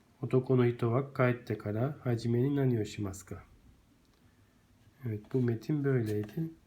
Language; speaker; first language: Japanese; non-native, fluent; Turkish